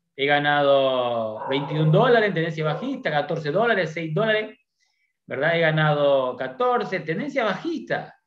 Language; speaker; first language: Spanish; native; Spanish